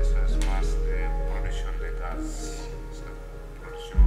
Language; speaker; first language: Spanish; non-native, fluent; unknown